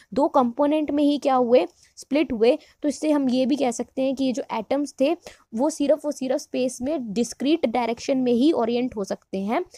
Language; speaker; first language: Hindi; non-native, local second language; Punjabi